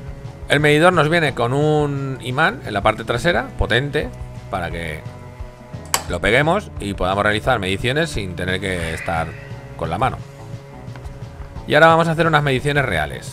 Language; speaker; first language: Spanish; native; Spanish